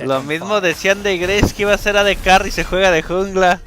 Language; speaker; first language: Spanish; native; Spanish